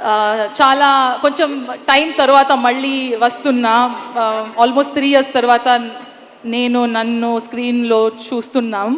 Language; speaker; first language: Telugu; non-native, learner; Kannada